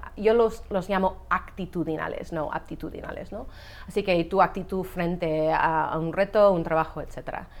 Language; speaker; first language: Spanish; non-native, fluent; English